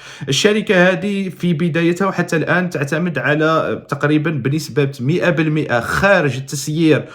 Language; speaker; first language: Arabic; native; Arabic